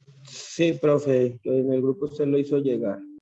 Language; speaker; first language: Spanish; native; Spanish